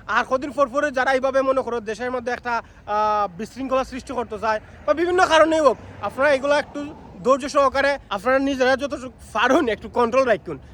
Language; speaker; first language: Bangla; native; Bangla